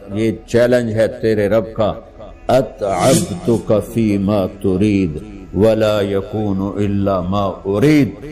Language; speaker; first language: Urdu; non-native, local second language; Punjabi